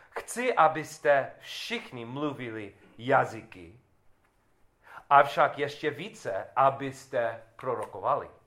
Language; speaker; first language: Czech; non-native, learner; English